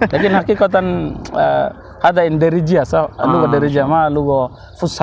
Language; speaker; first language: Arabic; non-native, learner; Indonesian